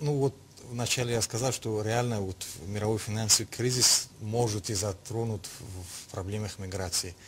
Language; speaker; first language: Russian; non-native, local second language; Tajik